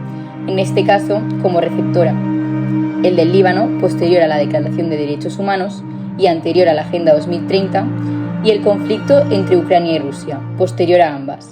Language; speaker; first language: Spanish; native; Spanish